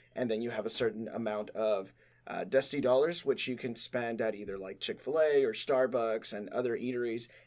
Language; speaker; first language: English; native; English